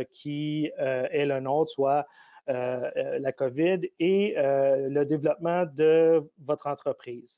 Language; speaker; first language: French; native; French